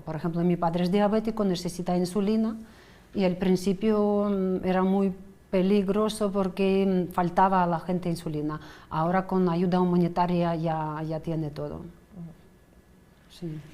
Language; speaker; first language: Spanish; non-native, fluent; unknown